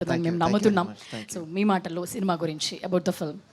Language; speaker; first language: Telugu; native; Telugu